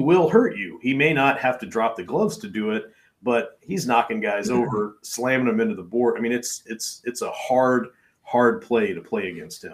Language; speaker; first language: English; native; English